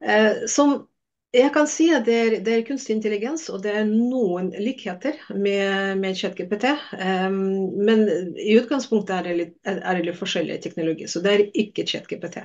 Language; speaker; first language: Norwegian; non-native, fluent; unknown